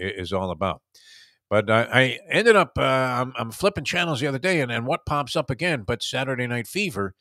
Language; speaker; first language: English; native; English